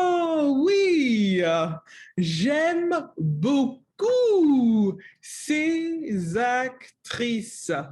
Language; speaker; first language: French; non-native, learner; English